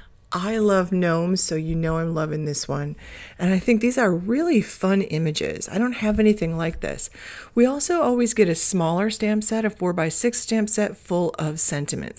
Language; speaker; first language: English; native; English